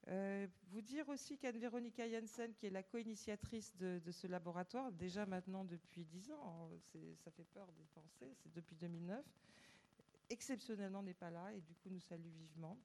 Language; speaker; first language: French; native; French